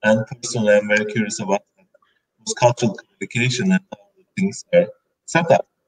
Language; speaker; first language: English; non-native, fluent; Turkish